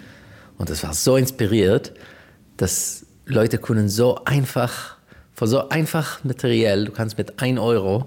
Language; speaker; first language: German; non-native, fluent; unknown